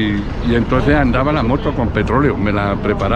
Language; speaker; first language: Spanish; native; Spanish